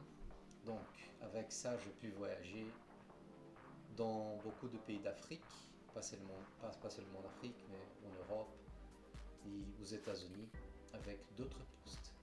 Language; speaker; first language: French; non-native, fluent; Portuguese